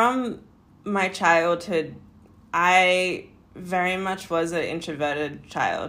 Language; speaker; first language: English; native; English